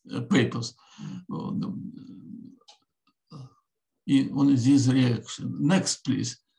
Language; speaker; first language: English; non-native, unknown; Russian